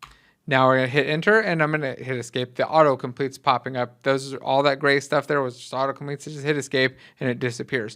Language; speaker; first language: English; native; English